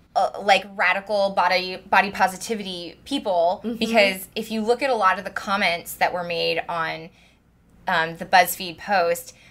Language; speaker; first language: English; native; English